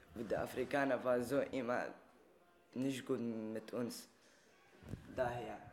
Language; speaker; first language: German; non-native, learner; Arabic